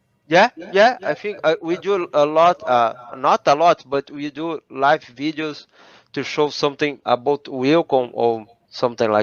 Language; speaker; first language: English; non-native, learner; Portuguese